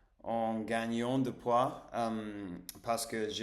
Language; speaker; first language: French; non-native, learner; English